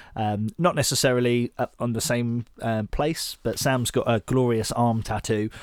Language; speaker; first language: English; native; English